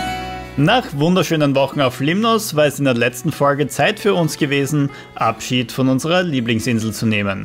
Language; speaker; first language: German; native; German